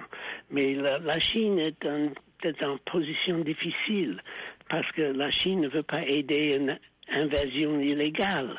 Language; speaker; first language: French; non-native, fluent; English